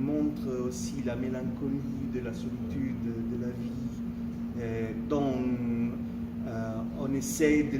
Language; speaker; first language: French; non-native, fluent; Italian